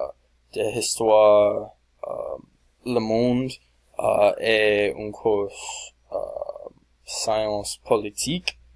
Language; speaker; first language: French; non-native, learner; English